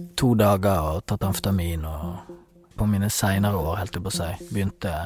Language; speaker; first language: Norwegian; native; Norwegian